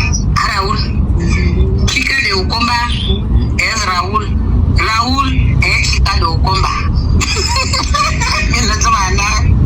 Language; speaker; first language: Spanish; non-native, learner; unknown